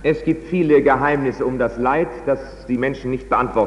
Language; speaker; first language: German; native; German